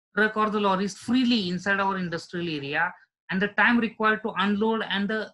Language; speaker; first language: English; non-native, local second language; Marathi